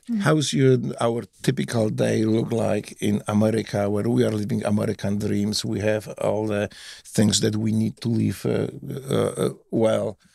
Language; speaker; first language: English; non-native, fluent; Polish